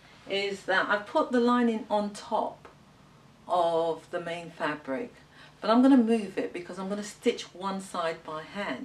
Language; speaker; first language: English; native; English